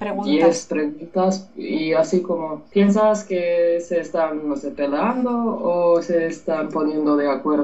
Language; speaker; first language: Spanish; non-native, fluent; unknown